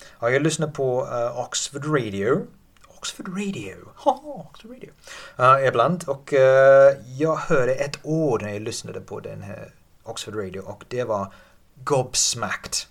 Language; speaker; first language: Swedish; non-native, learner; English